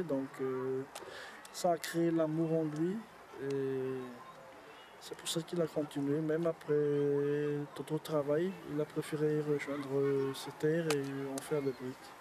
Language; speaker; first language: French; non-native, local second language; Malagasy